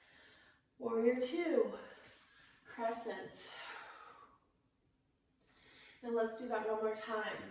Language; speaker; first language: English; native; English